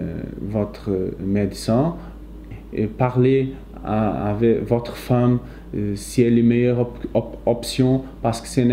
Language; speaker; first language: French; non-native, fluent; Portuguese